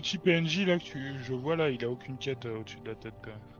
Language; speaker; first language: French; native; French